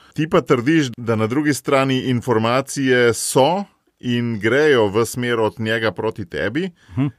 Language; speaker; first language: Slovenian; native; Slovenian